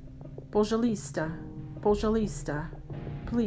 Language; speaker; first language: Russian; non-native, learner; English